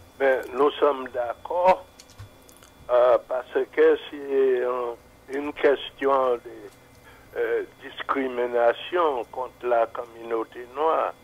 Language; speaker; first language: French; non-native, fluent; English